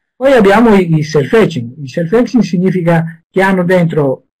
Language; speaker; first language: Italian; non-native, fluent; Greek